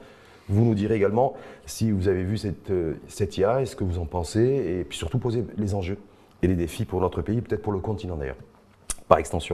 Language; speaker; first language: French; non-native, local second language; Arabic